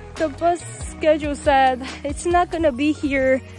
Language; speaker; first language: English; non-native, fluent; Korean